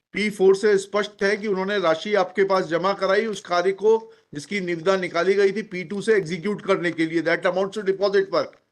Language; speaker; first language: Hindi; native; Hindi